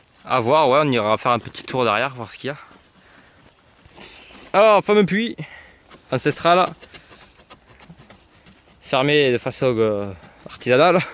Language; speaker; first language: French; native; French